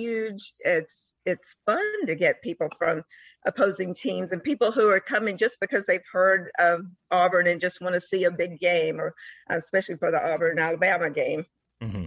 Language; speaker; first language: English; native; English